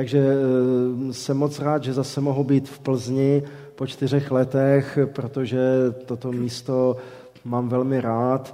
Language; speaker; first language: Czech; native; Czech